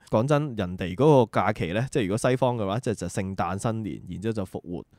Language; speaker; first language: Cantonese; native; Cantonese